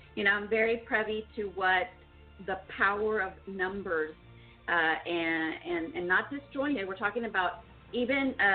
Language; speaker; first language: English; early bilingual, other home language; Spanish